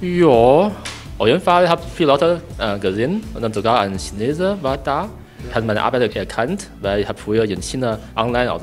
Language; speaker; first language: German; non-native, learner; Chinese